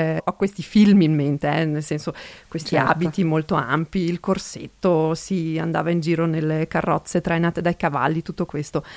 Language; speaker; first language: Italian; non-native, local second language; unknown